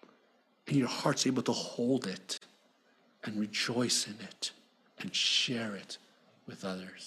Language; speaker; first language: English; native; English